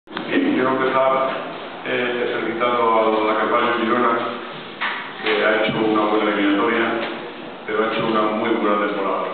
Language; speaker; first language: Spanish; native; Spanish